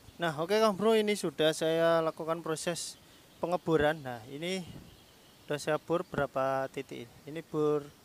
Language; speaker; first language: Indonesian; native; Indonesian